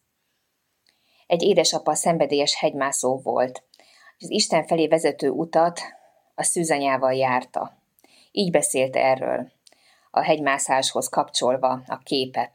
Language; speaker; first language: Hungarian; native; Hungarian